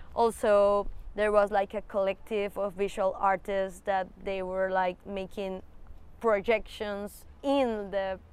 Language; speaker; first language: English; non-native, fluent; Spanish